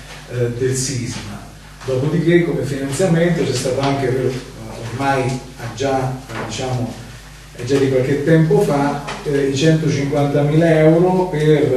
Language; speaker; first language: Italian; native; Italian